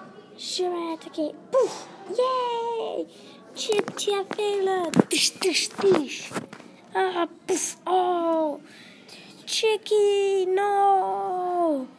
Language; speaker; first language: French; non-native, learner; English